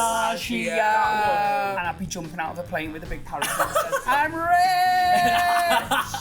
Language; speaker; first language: English; native; English